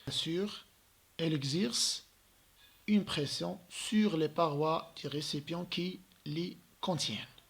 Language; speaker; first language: French; non-native, local second language; Arabic